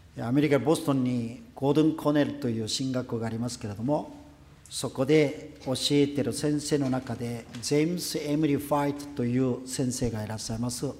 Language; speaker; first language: Japanese; non-native, fluent; Korean